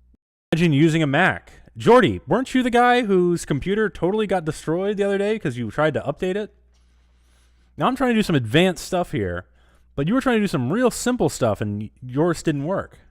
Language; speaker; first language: English; native; English